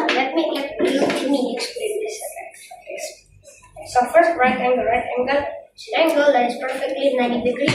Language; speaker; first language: English; non-native, learner; Indonesian